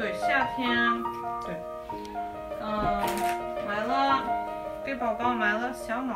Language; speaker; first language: Chinese; non-native, fluent; Russian